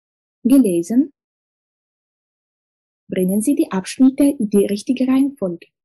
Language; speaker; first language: German; non-native, fluent; Russian